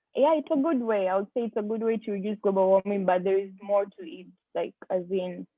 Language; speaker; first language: English; non-native, local second language; Swahili